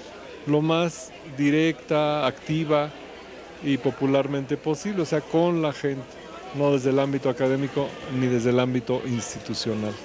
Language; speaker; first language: Spanish; native; Spanish